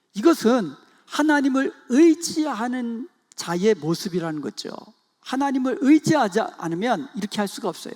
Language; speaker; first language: Korean; native; Korean